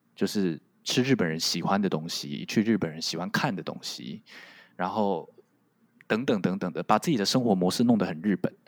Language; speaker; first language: Chinese; non-native, local second language; Min Nan Chinese